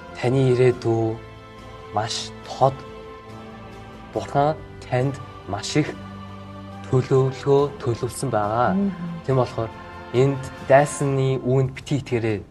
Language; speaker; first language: Mongolian; early bilingual, heritage; Mongolian